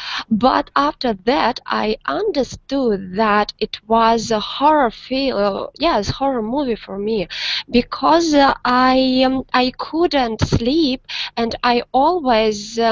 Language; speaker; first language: English; non-native, learner; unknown